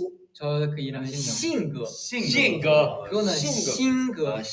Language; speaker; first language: Korean; non-native, fluent; Chinese